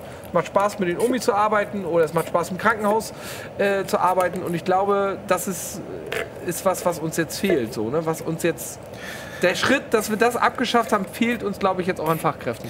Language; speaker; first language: German; native; German